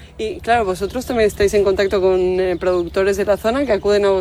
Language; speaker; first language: Spanish; native; Spanish